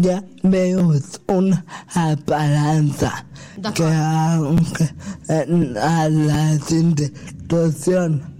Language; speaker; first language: Catalan; non-native, local second language; Spanish